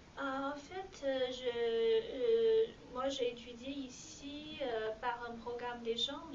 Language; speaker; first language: French; non-native, learner; Chinese